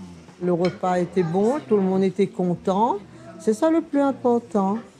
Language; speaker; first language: French; non-native, local second language; Réunion Creole French